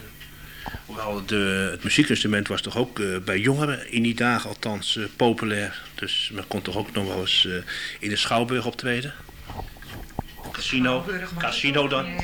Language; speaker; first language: Dutch; native; Dutch